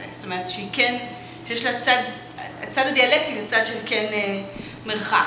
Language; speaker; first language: Hebrew; native; Hebrew